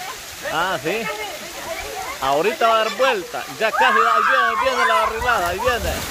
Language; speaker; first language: Spanish; native; Spanish